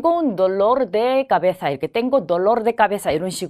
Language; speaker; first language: Spanish; non-native, fluent; Korean